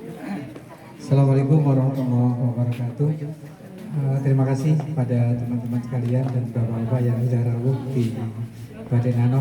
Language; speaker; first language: Indonesian; non-native, local second language; Javanese